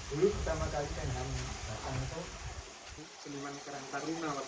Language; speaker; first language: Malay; non-native, local second language; Javanese